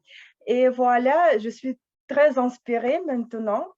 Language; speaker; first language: French; non-native, fluent; Russian